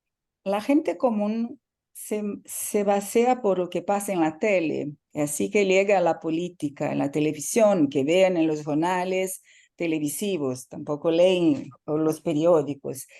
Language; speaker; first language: Spanish; non-native, fluent; Portuguese